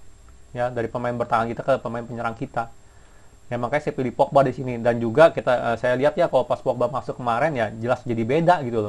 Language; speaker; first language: Indonesian; native; Indonesian